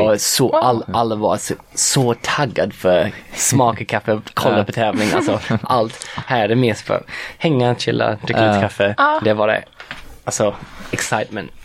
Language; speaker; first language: Swedish; non-native, fluent; English